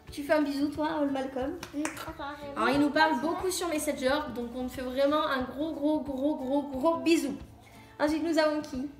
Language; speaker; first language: French; native; French